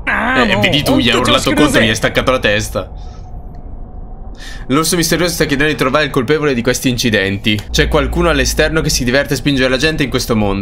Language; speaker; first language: Italian; native; Italian